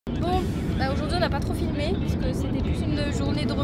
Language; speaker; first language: French; native; French